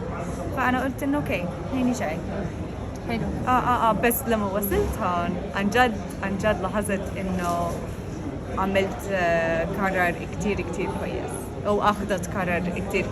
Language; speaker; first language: Arabic; non-native, fluent; English